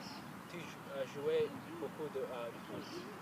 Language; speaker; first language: French; non-native, learner; English